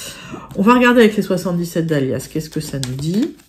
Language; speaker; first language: French; native; French